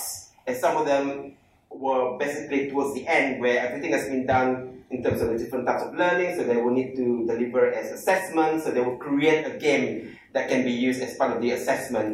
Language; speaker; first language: English; non-native, local second language; Malay